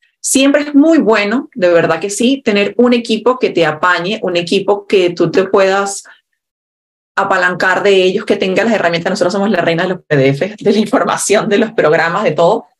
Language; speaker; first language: Spanish; native; Spanish